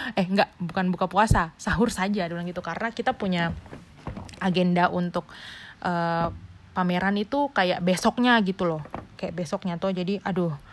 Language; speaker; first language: Indonesian; native; Indonesian